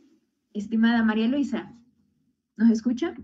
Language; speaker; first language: Spanish; native; Spanish